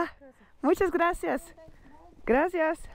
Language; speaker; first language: Spanish; non-native, learner; Dutch